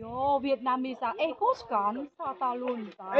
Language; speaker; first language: Finnish; non-native, fluent; Vietnamese